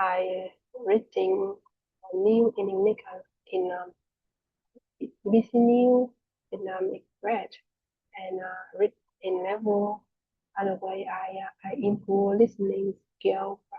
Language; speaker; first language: English; non-native, learner; Vietnamese